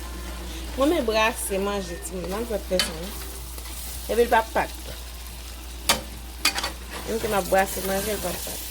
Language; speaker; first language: French; non-native, learner; Haitian Creole